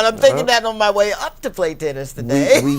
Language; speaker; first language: English; native; English